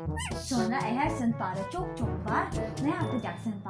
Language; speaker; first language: Turkish; non-native, learner; Filipino